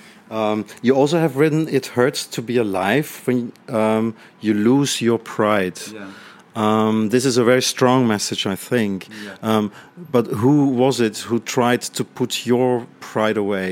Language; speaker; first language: English; non-native, fluent; German